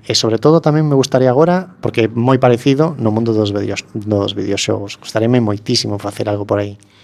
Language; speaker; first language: Galician; native; Galician